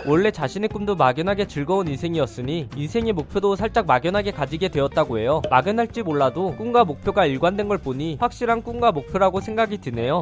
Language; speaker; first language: Korean; native; Korean